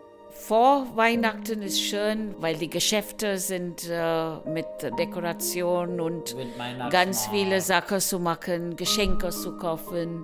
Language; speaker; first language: German; non-native, learner; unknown